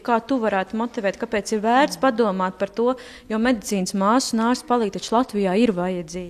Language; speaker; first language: Latvian; native; Latvian